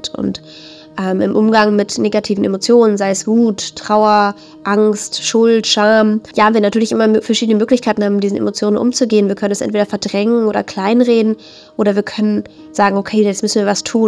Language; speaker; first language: German; native; German